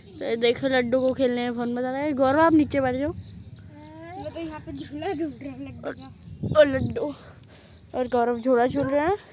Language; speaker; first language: Hindi; native; Hindi